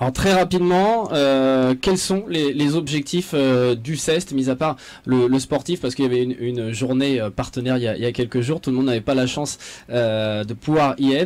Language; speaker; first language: French; native; French